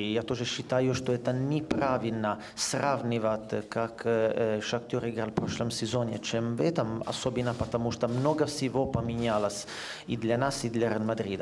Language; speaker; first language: Russian; non-native, fluent; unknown